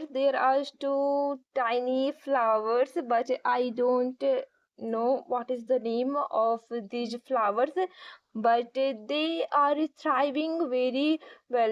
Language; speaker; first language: English; non-native, learner; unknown